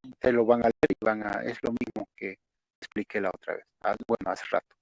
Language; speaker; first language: Spanish; native; Spanish